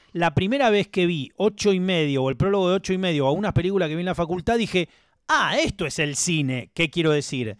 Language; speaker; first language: Spanish; native; Spanish